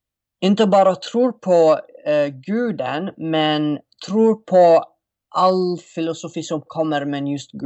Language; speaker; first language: Swedish; non-native, fluent; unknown